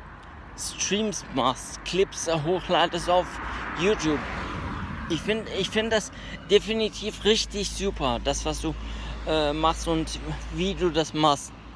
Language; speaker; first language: German; early bilingual, other home language; Turkish